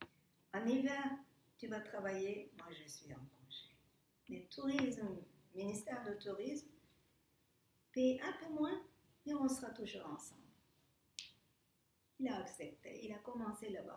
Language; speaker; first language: French; non-native, fluent; Turkish